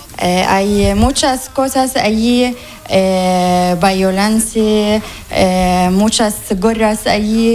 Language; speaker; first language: Spanish; non-native, learner; Arabic